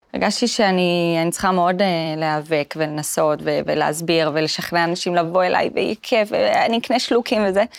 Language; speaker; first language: Hebrew; early bilingual, other home language; Russian